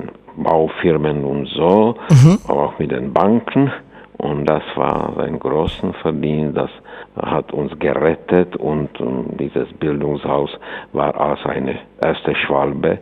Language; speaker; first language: German; non-native, fluent; Czech